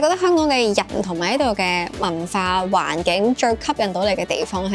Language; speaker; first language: Cantonese; native; Cantonese